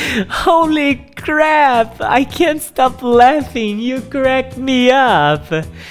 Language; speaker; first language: English; non-native, fluent; Portuguese